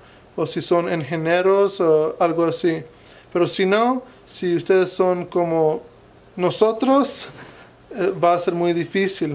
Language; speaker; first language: Spanish; non-native, fluent; English